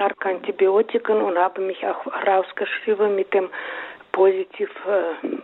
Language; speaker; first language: German; non-native, learner; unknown